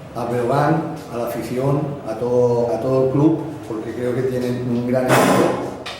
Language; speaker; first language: Spanish; non-native, local second language; Catalan